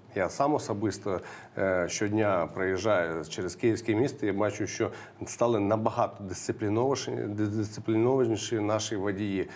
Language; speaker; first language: Ukrainian; native; Ukrainian